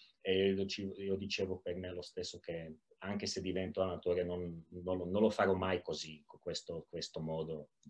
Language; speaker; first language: Italian; non-native, learner; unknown